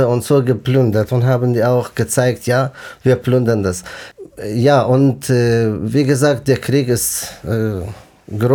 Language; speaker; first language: German; non-native, fluent; Kurdish